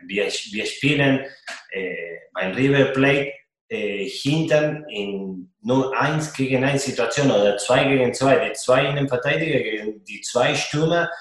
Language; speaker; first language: German; non-native, fluent; Spanish